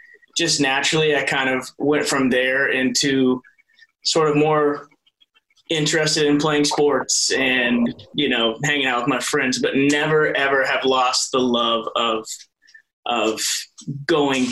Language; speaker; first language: English; native; English